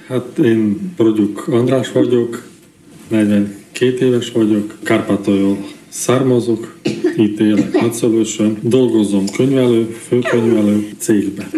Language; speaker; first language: Hungarian; non-native, local second language; Ukrainian